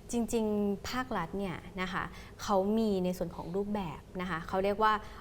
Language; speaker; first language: Thai; native; Thai